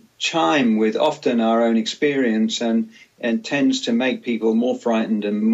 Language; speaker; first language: English; native; English